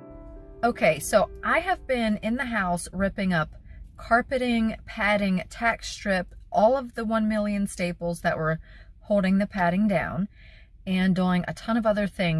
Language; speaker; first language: English; native; English